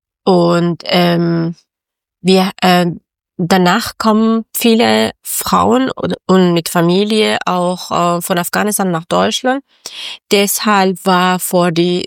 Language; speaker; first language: German; non-native, learner; Persian